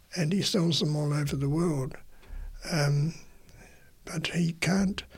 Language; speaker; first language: English; native; English